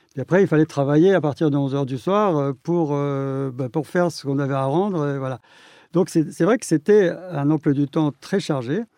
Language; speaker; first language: French; native; French